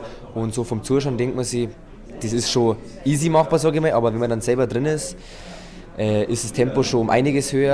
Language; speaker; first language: German; native; German